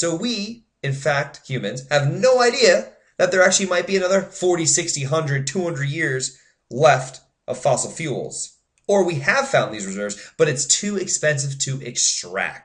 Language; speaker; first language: English; native; English